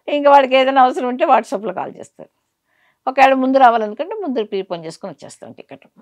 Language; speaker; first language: Telugu; native; Telugu